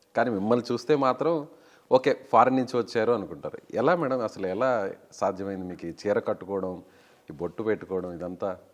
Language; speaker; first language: Telugu; native; Telugu